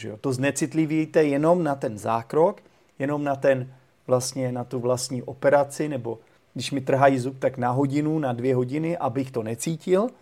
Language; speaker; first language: Czech; native; Czech